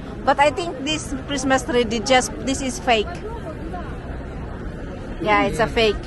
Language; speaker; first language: English; non-native, learner; Filipino